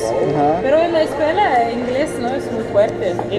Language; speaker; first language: Spanish; non-native, fluent; Russian